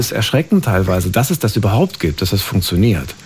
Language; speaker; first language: German; native; German